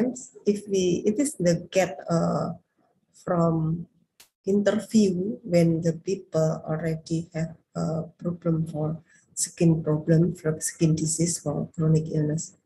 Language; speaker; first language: English; non-native, learner; Indonesian